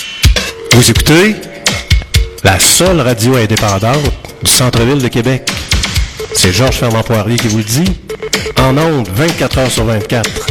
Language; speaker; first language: French; native; French